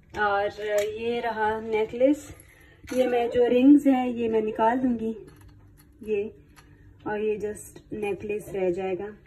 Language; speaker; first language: Urdu; native; Urdu